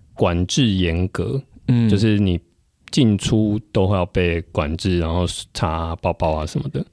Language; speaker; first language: Chinese; non-native, local second language; Min Nan Chinese